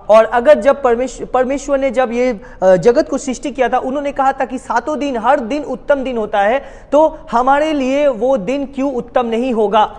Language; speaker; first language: Hindi; non-native, local second language; Bangla